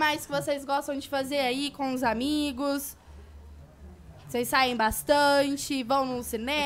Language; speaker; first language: Portuguese; native; Portuguese